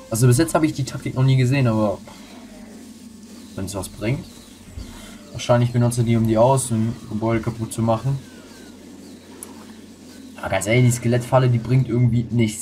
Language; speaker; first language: German; native; German